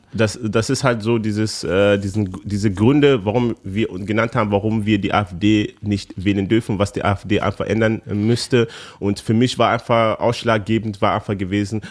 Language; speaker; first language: German; early bilingual, other home language; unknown